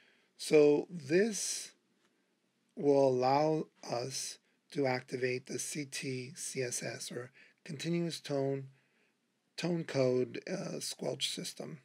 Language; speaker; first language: English; native; English